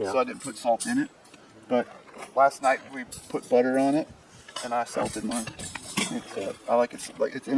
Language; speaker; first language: English; native; English